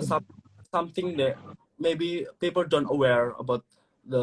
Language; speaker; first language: English; non-native, learner; Indonesian